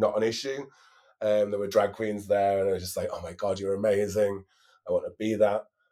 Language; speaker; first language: English; native; English